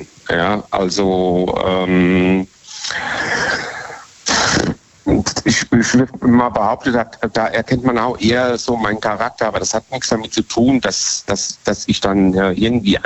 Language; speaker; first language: German; native; German